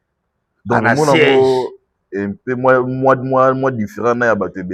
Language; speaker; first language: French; non-native, local second language; Lingala